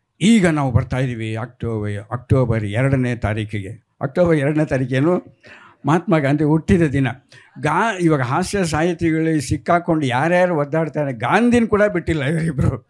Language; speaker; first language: Kannada; native; Kannada